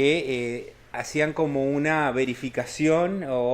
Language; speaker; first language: Spanish; native; Spanish